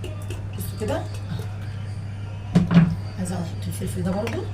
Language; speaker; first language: Arabic; native; Arabic